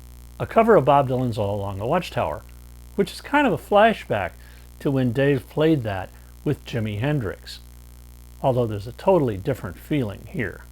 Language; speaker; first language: English; native; English